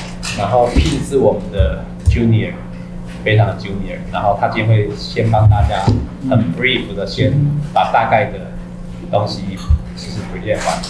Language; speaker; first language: Chinese; native; Chinese